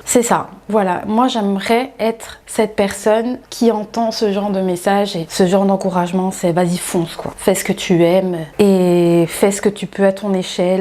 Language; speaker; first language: French; native; French